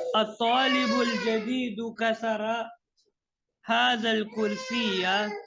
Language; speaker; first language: Arabic; non-native, fluent; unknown